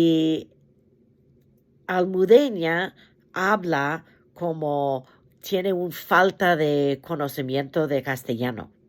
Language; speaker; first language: Spanish; non-native, fluent; English